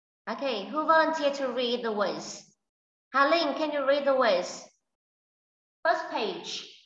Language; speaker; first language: English; non-native, fluent; Vietnamese